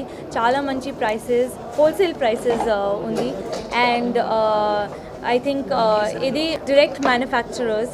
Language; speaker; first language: Telugu; non-native, learner; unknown